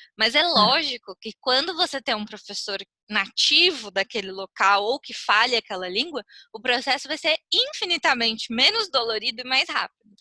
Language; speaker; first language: Portuguese; native; Portuguese